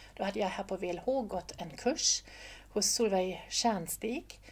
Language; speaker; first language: Swedish; non-native, fluent; German